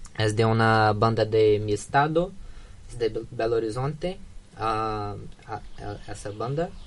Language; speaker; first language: Spanish; non-native, learner; Portuguese